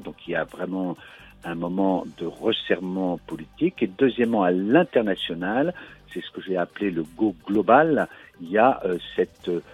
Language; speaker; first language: French; native; French